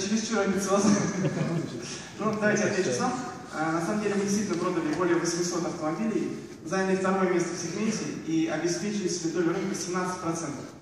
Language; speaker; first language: Russian; native; Russian